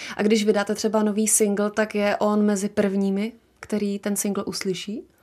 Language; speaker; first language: Czech; native; Czech